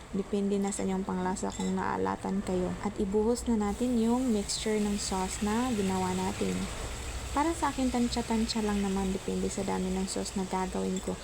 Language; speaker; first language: Filipino; non-native, local second language; Cebuano